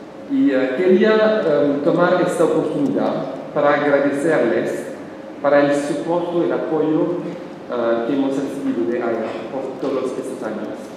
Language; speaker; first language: Spanish; non-native, learner; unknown